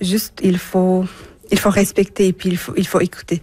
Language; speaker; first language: French; non-native, fluent; Turkish